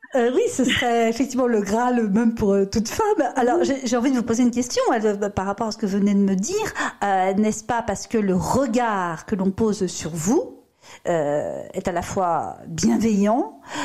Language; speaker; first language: French; native; French